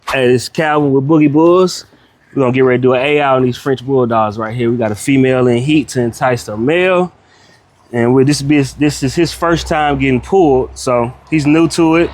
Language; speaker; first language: English; native; English